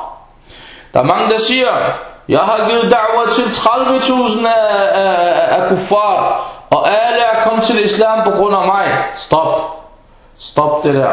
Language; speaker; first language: Danish; non-native, fluent; Arabic